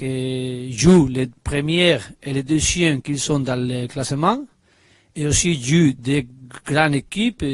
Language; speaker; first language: French; non-native, learner; Spanish